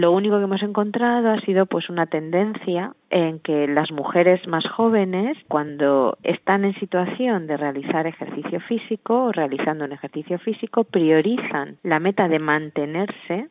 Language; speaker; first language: Spanish; native; Spanish